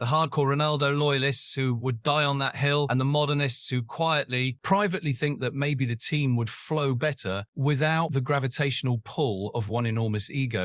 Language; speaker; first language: English; native; English